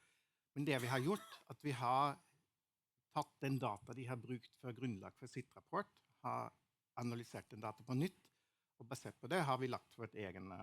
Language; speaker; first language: Norwegian; non-native, fluent; German